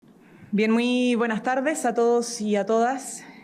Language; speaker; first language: Spanish; native; Spanish